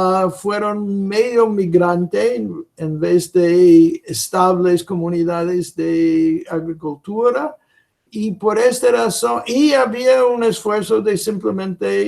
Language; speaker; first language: Spanish; non-native, fluent; English